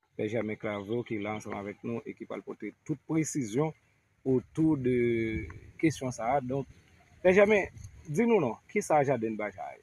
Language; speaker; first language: Haitian Creole; native; Haitian Creole